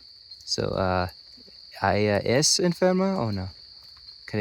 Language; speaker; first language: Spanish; non-native, learner; English